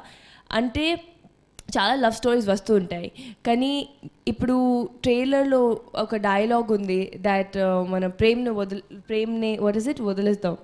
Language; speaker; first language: Telugu; non-native, fluent; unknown